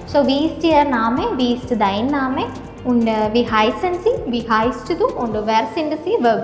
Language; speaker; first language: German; non-native, learner; Malayalam